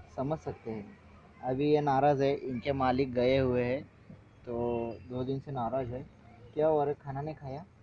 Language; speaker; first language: Hindi; non-native, local second language; Marathi